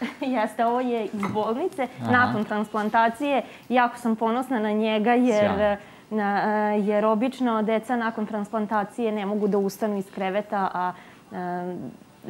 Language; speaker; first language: Serbian; native; Serbian